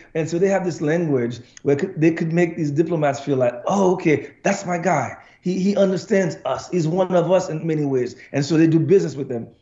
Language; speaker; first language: English; non-native, fluent; Haitian Creole